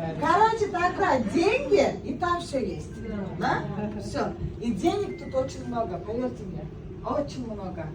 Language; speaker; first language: Russian; non-native, local second language; Kyrgyz